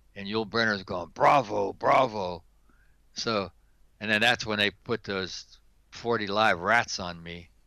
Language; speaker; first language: English; native; English